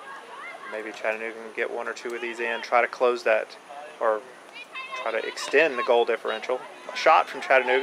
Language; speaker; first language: English; native; English